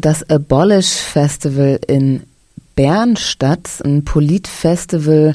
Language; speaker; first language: German; native; German